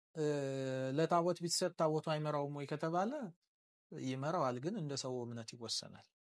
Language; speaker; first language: Amharic; native; Amharic